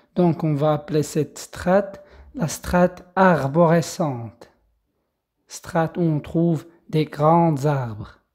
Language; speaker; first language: French; non-native, local second language; Arabic